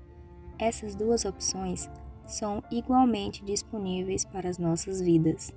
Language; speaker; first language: Portuguese; native; Portuguese